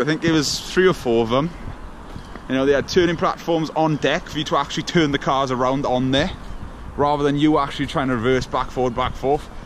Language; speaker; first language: English; native; English